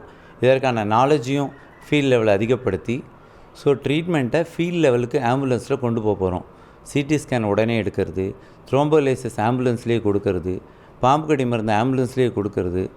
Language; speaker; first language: Tamil; native; Tamil